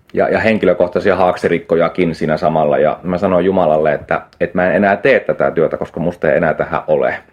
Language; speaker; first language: Finnish; native; Finnish